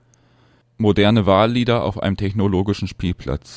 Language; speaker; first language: German; native; German